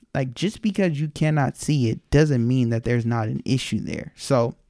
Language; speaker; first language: English; native; English